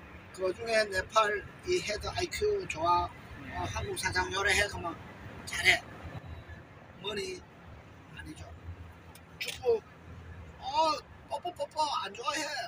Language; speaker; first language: Korean; non-native, learner; Nepali